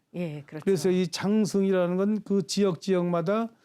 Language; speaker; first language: Korean; native; Korean